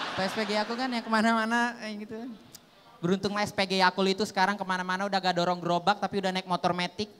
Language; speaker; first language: Indonesian; native; Indonesian